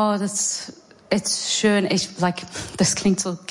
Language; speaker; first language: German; non-native, learner; English